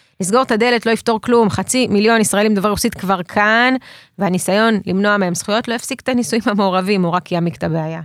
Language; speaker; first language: Hebrew; early bilingual, other home language; Russian